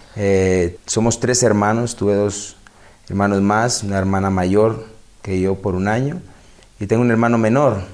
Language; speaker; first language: Spanish; native; Spanish